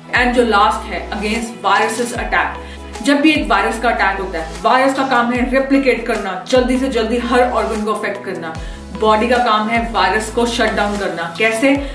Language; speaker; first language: Hindi; native; Hindi